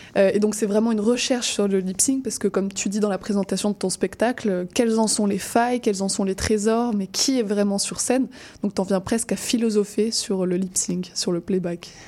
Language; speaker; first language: French; native; French